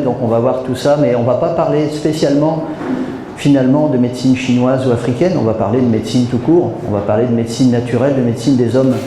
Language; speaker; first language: French; native; French